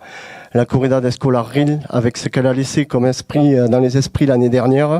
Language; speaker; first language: French; native; French